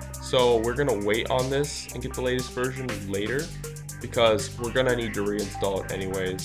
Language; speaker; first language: English; native; English